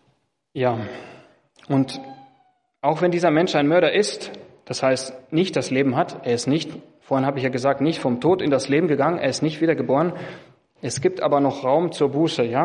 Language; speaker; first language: German; non-native, fluent; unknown